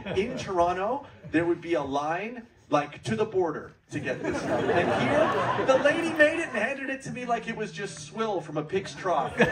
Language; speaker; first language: English; native; English